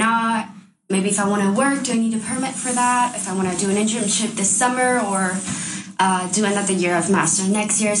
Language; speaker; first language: English; non-native, fluent; French